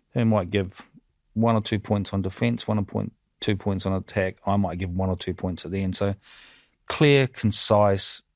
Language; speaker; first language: English; native; English